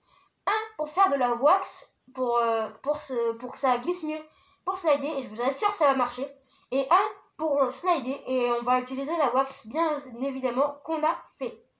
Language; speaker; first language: French; native; French